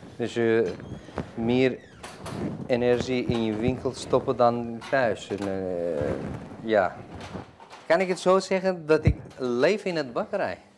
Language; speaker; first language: Dutch; non-native, fluent; Turkish